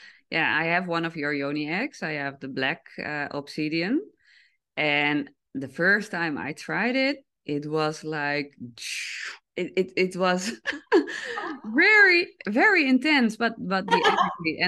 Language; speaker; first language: English; non-native, fluent; Dutch